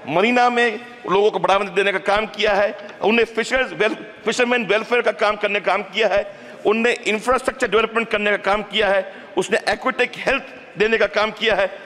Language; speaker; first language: Hindi; native; Hindi